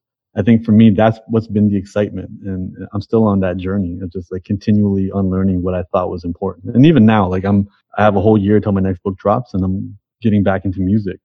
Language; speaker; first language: English; native; English